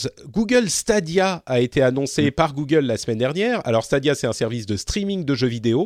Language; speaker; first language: French; native; French